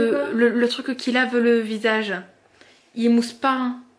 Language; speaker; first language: French; native; French